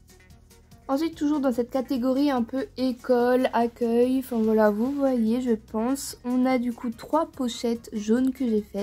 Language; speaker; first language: French; native; French